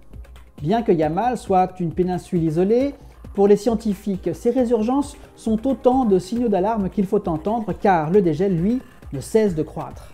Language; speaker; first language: French; native; French